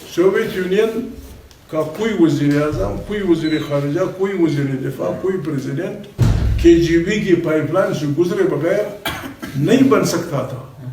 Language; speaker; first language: Urdu; non-native, local second language; Pashto